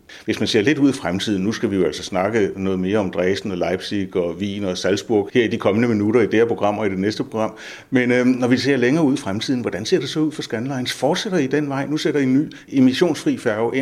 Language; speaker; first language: Danish; native; Danish